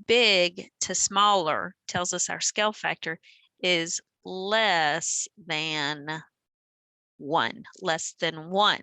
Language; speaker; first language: English; native; English